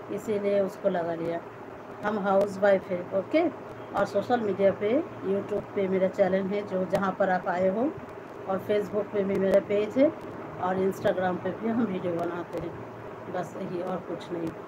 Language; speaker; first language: Hindi; non-native, local second language; Bangla